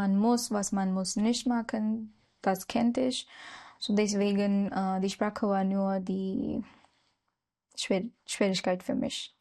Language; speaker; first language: German; non-native, learner; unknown